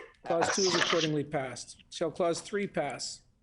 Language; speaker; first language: English; native; English